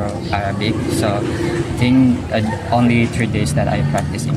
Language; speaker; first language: English; non-native, learner; Indonesian